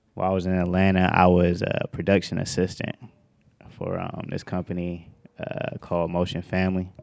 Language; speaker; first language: English; native; English